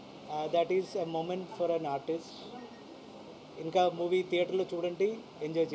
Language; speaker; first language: Telugu; non-native, fluent; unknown